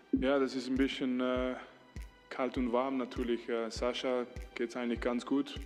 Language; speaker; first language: German; non-native, fluent; French